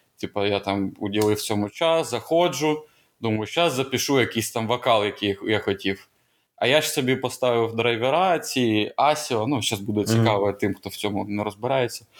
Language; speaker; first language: Ukrainian; non-native, local second language; Russian